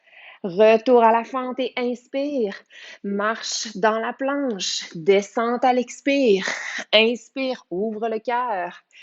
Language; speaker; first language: French; native; French